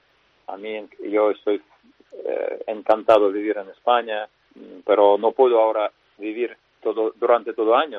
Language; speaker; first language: Spanish; non-native, fluent; Russian